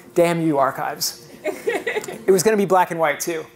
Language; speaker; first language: English; native; English